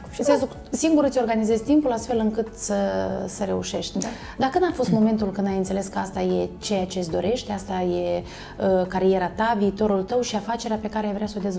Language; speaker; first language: Romanian; native; Romanian